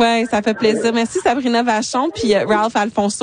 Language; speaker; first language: French; native; French